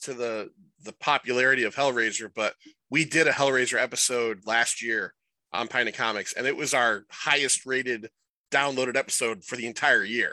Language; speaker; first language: English; native; English